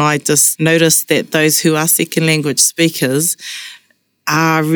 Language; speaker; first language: English; non-native, local second language; Māori